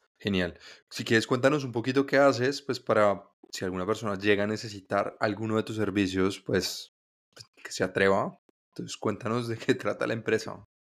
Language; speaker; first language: Spanish; native; Spanish